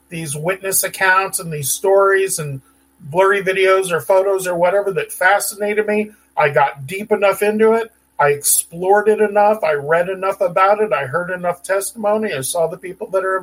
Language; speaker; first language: English; native; English